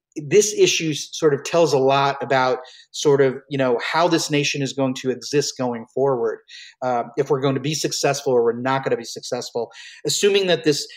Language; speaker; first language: English; early bilingual, other home language; Hindi